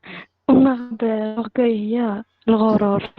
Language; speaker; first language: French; non-native, learner; Arabic